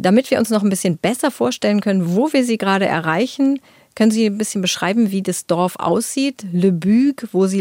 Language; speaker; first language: German; native; German